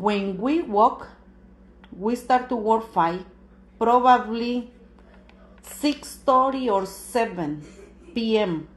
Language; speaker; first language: English; non-native, learner; Spanish